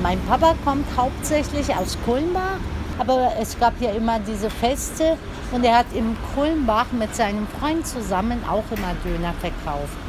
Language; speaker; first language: German; early bilingual, other home language; Turkish